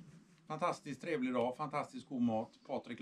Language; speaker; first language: Swedish; native; Swedish